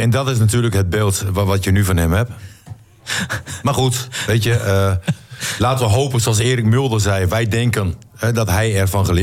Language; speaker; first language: Dutch; native; Dutch